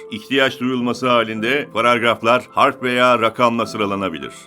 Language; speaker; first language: Turkish; native; Turkish